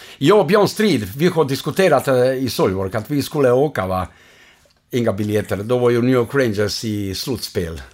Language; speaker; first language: Swedish; non-native, fluent; Croatian